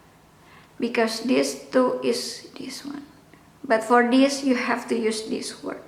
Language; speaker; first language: English; non-native, local second language; Indonesian